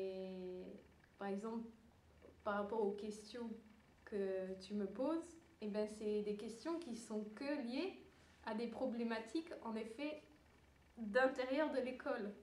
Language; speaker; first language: French; early bilingual, other home language; Dutch